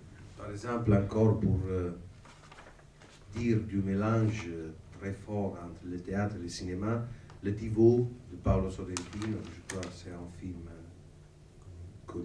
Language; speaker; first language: French; non-native, learner; Italian